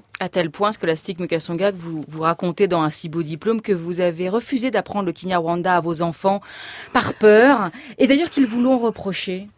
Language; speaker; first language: French; native; French